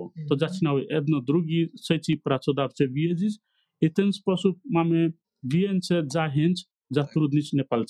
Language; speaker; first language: Polish; non-native, learner; Nepali